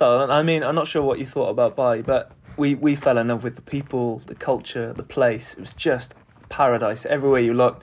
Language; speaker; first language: English; native; English